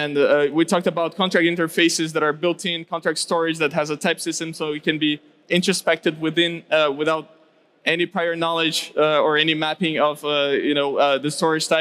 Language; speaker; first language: English; non-native, local second language; Portuguese